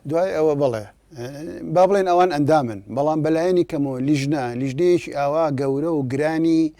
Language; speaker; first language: Central Kurdish; native; Central Kurdish